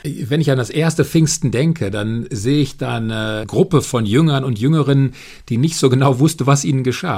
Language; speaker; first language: German; native; German